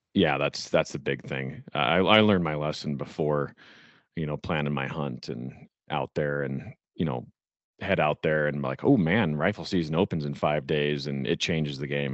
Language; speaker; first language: English; native; English